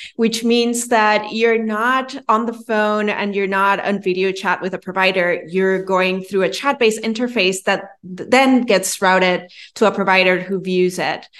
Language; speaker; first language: English; non-native, fluent; Spanish